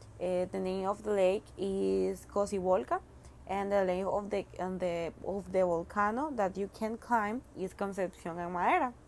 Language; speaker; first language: English; non-native, learner; Spanish